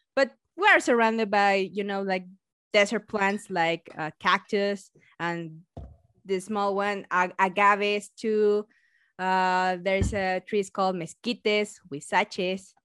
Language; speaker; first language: English; non-native, fluent; Spanish